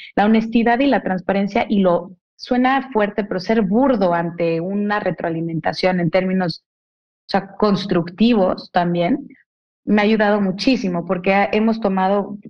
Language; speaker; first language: Spanish; native; Spanish